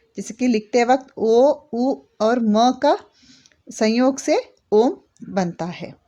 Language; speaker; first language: Hindi; non-native, local second language; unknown